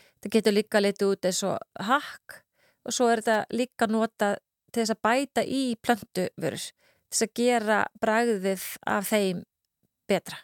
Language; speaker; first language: Icelandic; native; Icelandic